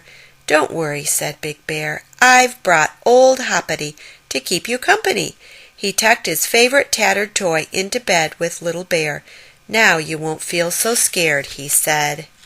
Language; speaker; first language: English; native; English